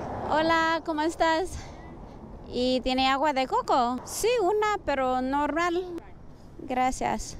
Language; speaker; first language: Spanish; non-native, learner; English